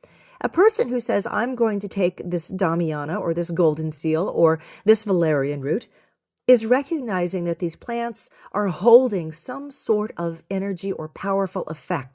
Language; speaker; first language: English; native; English